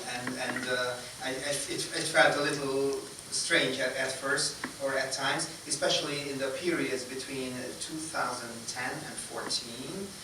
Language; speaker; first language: English; non-native, fluent; Hungarian